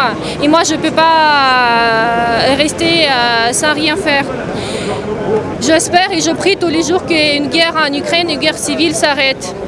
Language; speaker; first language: French; non-native, fluent; Russian